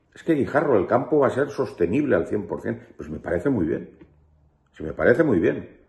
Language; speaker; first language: Spanish; native; Spanish